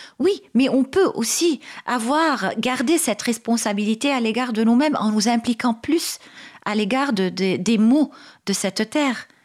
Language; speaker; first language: French; non-native, local second language; Arabic